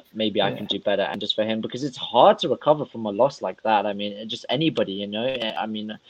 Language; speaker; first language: English; non-native, fluent; Russian